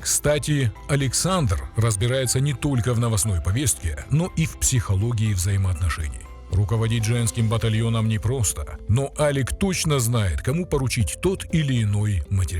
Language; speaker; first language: Russian; native; Russian